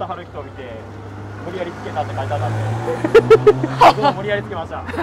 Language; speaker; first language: Japanese; native; Japanese